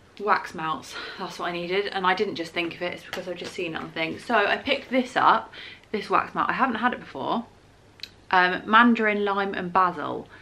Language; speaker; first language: English; native; English